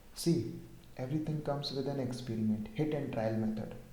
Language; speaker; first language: English; non-native, local second language; Hindi